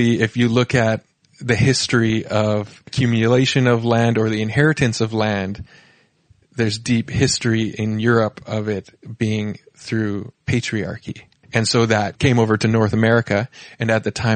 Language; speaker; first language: English; native; English